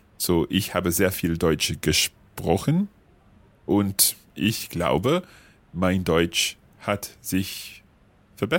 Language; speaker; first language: German; non-native, learner; English